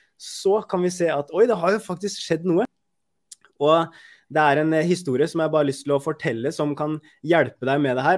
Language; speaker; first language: Norwegian; native; Norwegian